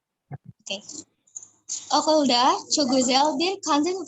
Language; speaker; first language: Turkish; non-native, learner; Indonesian